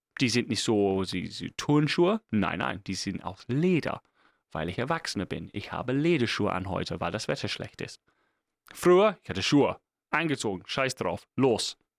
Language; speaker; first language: German; non-native, fluent; English